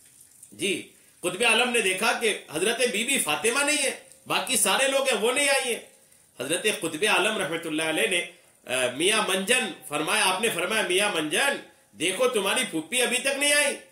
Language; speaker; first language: Urdu; native; Urdu